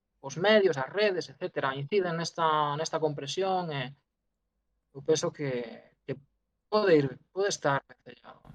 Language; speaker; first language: Galician; non-native, local second language; Spanish